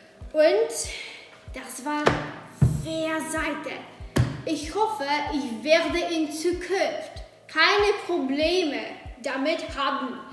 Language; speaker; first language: German; non-native, learner; Polish